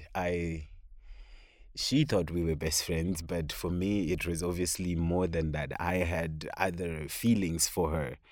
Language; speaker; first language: English; non-native, local second language; Shona